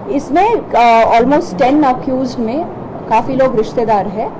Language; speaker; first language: Hindi; non-native, local second language; Telugu